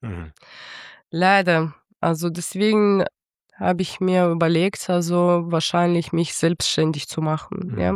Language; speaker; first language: German; non-native, fluent; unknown